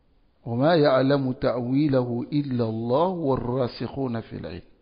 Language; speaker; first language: Arabic; non-native, fluent; Dyula